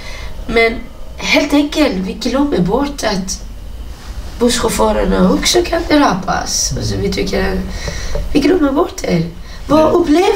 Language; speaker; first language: Swedish; non-native, fluent; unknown